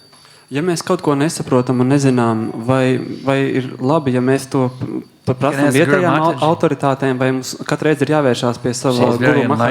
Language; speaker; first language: Latvian; native; Latvian